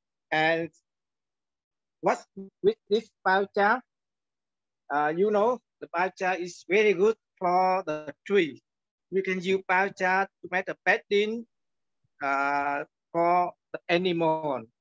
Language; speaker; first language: English; non-native, learner; Vietnamese